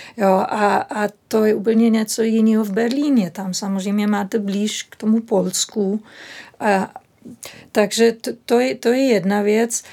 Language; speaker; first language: Czech; non-native, fluent; German